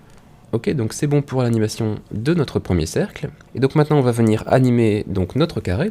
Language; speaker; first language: French; native; French